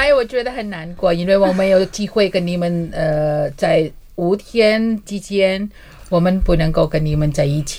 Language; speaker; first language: Chinese; non-native, fluent; Indonesian